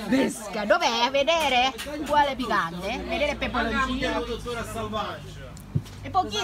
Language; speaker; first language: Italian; non-native, learner; Thai